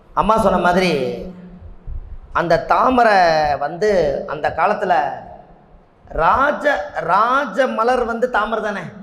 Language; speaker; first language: Tamil; native; Tamil